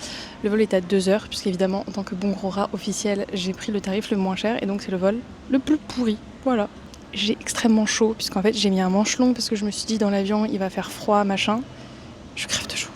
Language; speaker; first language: French; native; French